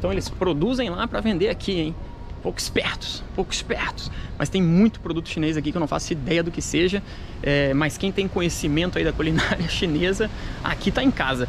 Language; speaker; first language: Portuguese; native; Portuguese